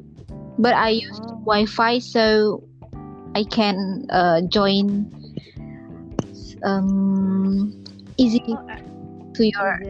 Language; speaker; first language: English; non-native, learner; Indonesian